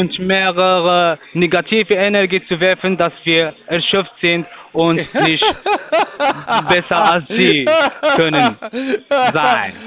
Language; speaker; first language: German; non-native, learner; Arabic